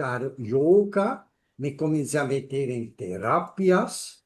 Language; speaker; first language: Spanish; non-native, fluent; German